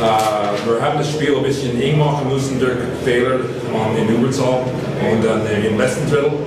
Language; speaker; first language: German; non-native, fluent; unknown